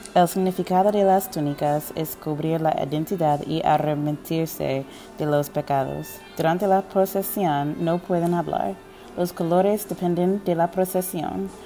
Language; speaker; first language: Spanish; non-native, learner; English